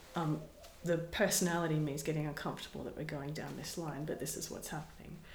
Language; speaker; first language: English; native; English